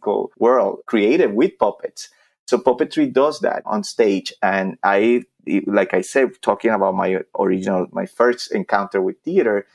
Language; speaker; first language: English; non-native, fluent; Spanish